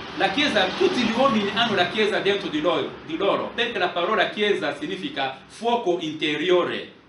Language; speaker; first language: Italian; non-native, fluent; Lingala